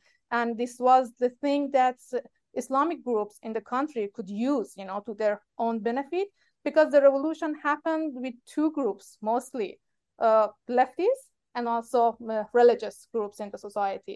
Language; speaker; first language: English; non-native, fluent; Persian